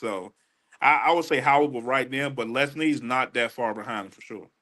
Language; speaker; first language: English; native; English